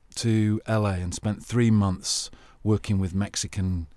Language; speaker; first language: English; native; English